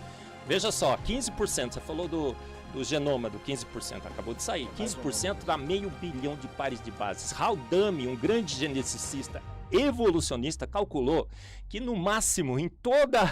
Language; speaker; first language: Portuguese; native; Portuguese